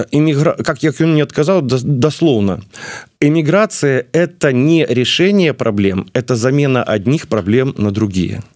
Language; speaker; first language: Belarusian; non-native, local second language; Russian